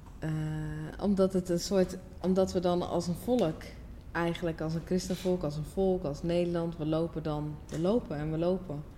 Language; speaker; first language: Dutch; native; Dutch